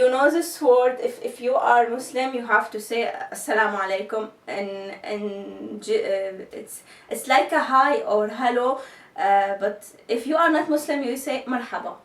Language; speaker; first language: English; non-native, learner; Arabic